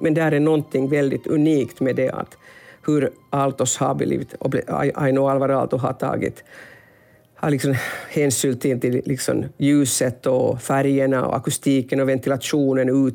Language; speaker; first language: Swedish; non-native, local second language; Finnish